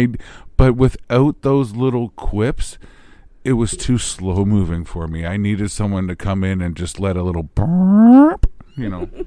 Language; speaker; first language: English; native; English